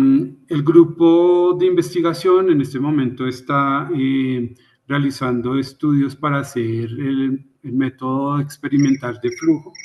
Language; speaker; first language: Spanish; native; Spanish